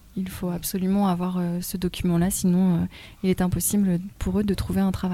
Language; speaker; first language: French; native; French